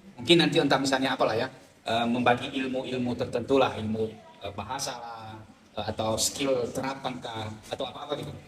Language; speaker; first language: Indonesian; non-native, local second language; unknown